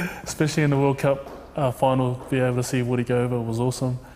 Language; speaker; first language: English; native; English